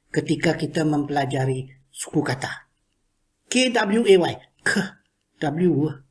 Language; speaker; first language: Malay; non-native, local second language; Chinese